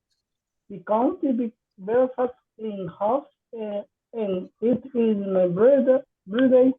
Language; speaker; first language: English; non-native, learner; Spanish